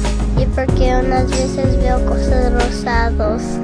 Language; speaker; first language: Spanish; non-native, learner; English